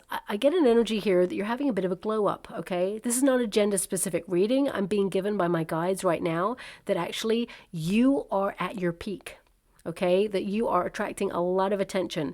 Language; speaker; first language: English; native; English